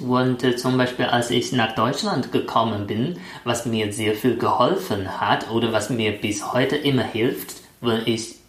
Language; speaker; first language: German; non-native, fluent; Chinese